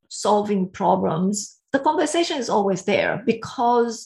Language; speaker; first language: English; non-native, fluent; Portuguese